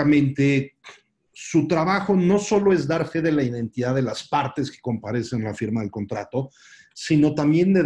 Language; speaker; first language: Spanish; native; Spanish